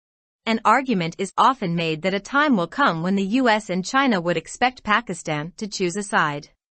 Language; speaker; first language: English; non-native, local second language; Urdu